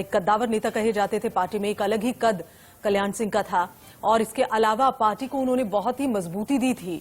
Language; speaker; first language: Hindi; native; Hindi